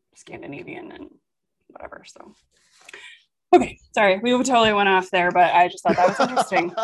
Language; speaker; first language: English; native; English